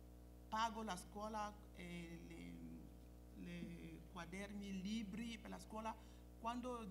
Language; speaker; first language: Italian; non-native, fluent; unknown